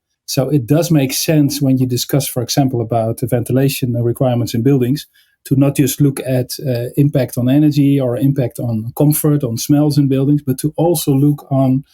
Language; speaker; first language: English; non-native, fluent; Dutch